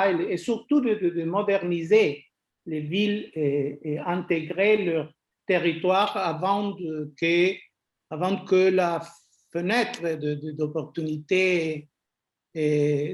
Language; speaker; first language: French; non-native, fluent; Spanish